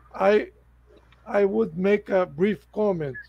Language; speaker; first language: English; non-native, fluent; Portuguese